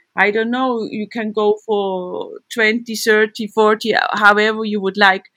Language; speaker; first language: English; non-native, fluent; Swiss German